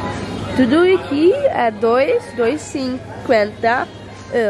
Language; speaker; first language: Portuguese; non-native, learner; Dutch